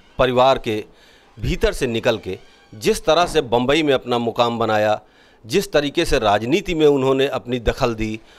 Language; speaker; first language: Hindi; native; Hindi